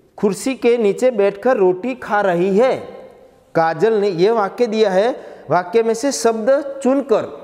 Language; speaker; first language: Hindi; non-native, local second language; Gujarati